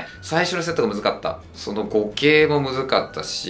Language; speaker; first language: Japanese; native; Japanese